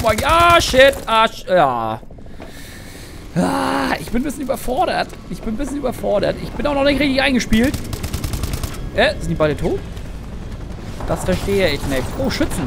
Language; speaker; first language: German; native; German